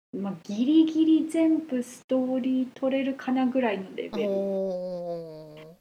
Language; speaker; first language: Japanese; native; Japanese